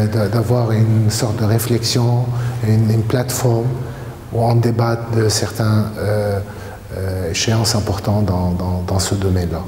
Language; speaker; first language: French; non-native, fluent; Arabic